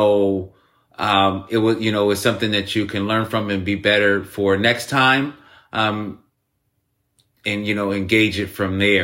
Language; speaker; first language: English; native; English